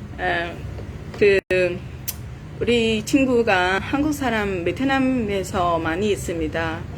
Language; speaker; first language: Korean; non-native, learner; Vietnamese